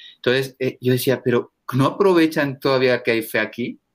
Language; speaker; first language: Spanish; native; Spanish